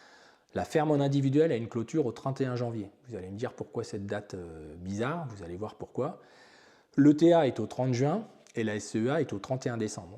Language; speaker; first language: French; native; French